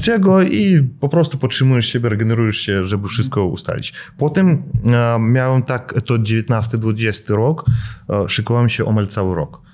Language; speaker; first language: Polish; non-native, fluent; Russian